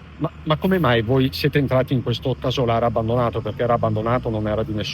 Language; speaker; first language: Italian; native; Italian